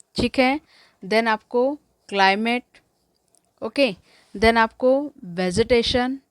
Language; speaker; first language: Hindi; non-native, local second language; Marathi